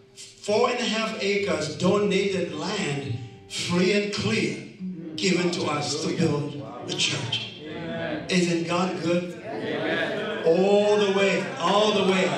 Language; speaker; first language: English; non-native, local second language; Kikuyu